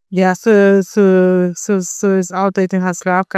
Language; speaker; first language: Dutch; non-native, fluent; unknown